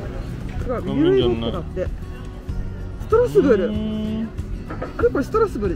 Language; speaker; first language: Japanese; native; Japanese